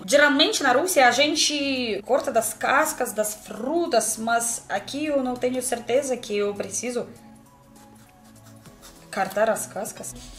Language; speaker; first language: Portuguese; non-native, learner; Russian